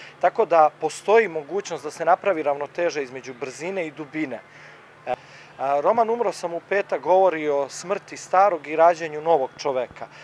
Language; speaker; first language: Serbian; native; Serbian